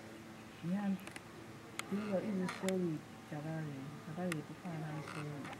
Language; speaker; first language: Chinese; native; Chinese